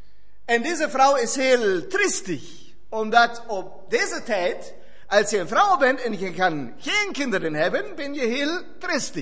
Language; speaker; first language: Dutch; non-native, fluent; German